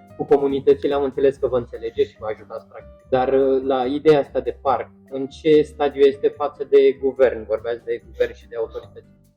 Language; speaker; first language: Romanian; native; Romanian